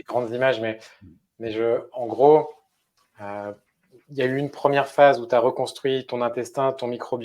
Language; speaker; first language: French; native; French